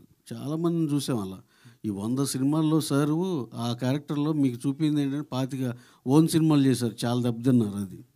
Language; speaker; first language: Telugu; native; Telugu